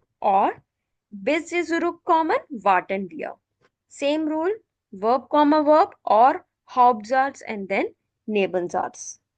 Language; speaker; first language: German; non-native, fluent; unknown